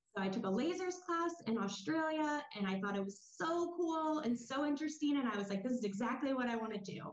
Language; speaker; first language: English; native; English